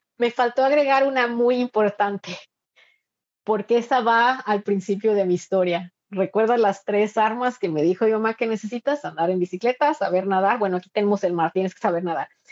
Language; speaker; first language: Spanish; native; Spanish